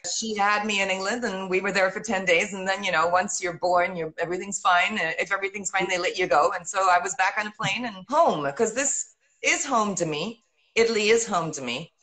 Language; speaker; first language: English; early bilingual, heritage; English